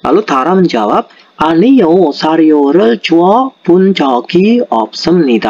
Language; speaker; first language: Korean; non-native, fluent; Indonesian